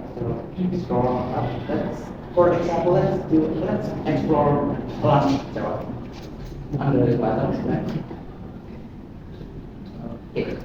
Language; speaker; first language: English; non-native, learner; Indonesian